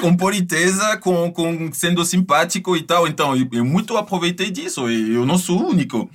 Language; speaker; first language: Portuguese; non-native, fluent; French